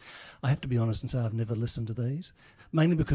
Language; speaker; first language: English; native; English